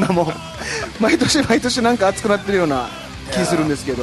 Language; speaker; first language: Japanese; native; Japanese